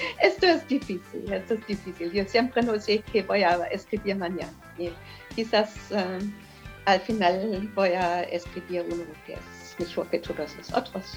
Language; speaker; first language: Spanish; non-native, learner; German